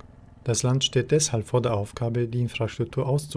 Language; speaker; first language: German; native; German